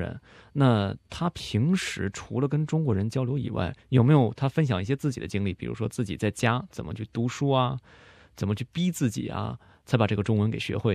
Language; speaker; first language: Chinese; native; Chinese